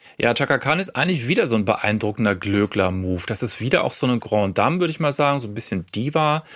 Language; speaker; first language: German; native; German